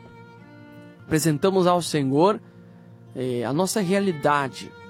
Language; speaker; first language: Portuguese; native; Portuguese